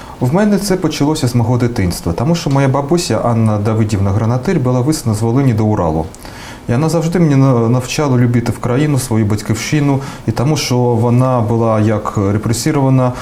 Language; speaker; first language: Ukrainian; early bilingual, heritage; Russian